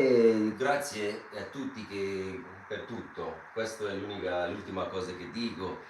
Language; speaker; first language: Italian; non-native, fluent; English